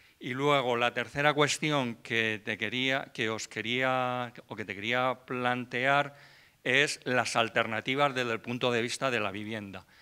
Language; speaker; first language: Spanish; native; Spanish